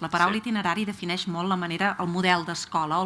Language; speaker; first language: Catalan; native; Catalan